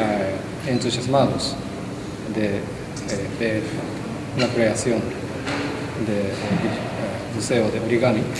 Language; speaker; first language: Spanish; non-native, fluent; Japanese